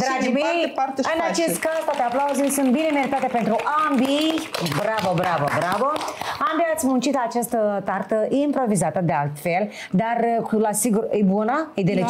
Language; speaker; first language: Romanian; native; Romanian